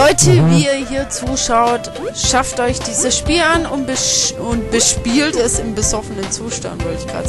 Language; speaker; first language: German; native; German